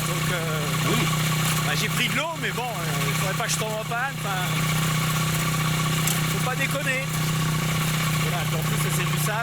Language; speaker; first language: French; native; French